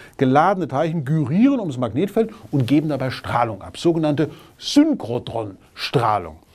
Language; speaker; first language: German; native; German